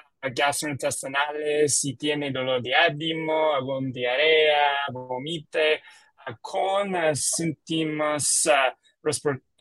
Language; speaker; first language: Spanish; non-native, learner; English